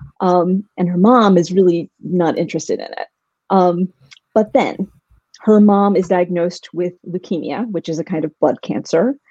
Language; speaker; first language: English; early bilingual, other home language; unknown